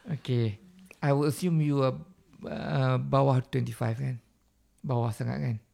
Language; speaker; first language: Malay; native; Malay